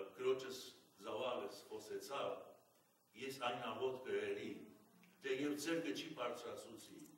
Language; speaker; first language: Armenian; early bilingual, heritage; Armenian